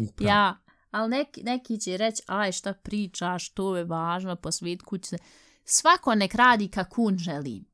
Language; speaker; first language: Bosnian; early bilingual, heritage; Bosnian